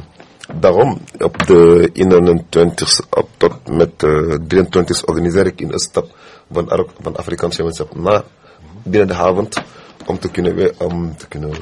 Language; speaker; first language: Dutch; non-native, fluent; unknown